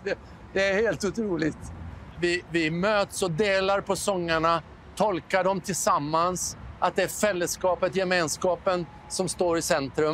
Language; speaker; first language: Swedish; native; Swedish